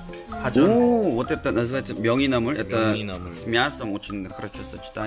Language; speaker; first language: Russian; non-native, fluent; Korean